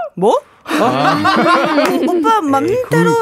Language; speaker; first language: Korean; non-native, learner; Chinese